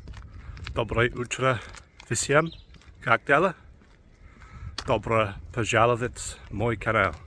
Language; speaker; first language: Russian; non-native, learner; English